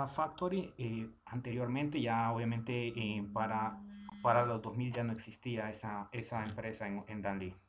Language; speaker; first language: Spanish; native; Spanish